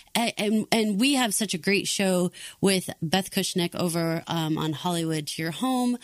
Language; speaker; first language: English; native; English